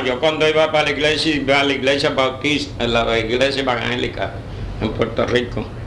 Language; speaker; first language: Spanish; native; Spanish